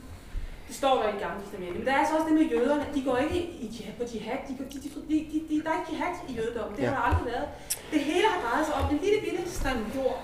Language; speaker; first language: Danish; native; Danish